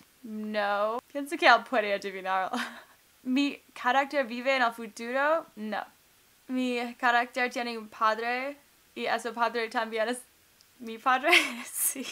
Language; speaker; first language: Spanish; non-native, learner; English